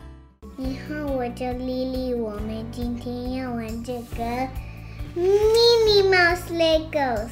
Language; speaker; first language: Chinese; early bilingual, other home language; English